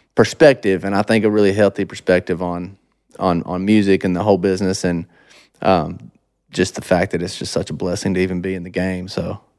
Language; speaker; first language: English; native; English